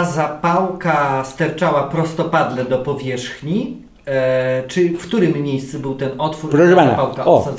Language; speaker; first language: Polish; native; Polish